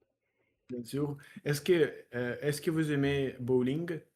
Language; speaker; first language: French; non-native, learner; Russian